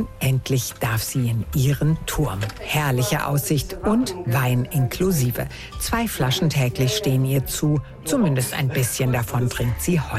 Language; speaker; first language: German; native; German